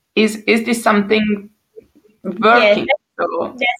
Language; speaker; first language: English; non-native, fluent; Hungarian